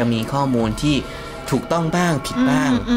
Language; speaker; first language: Thai; native; Thai